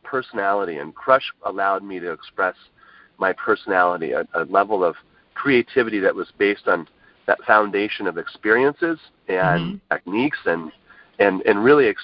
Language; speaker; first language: English; native; English